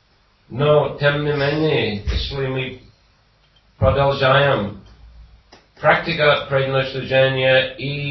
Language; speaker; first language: Russian; non-native, fluent; English